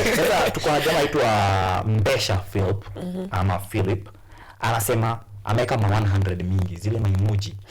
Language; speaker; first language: Swahili; native; Swahili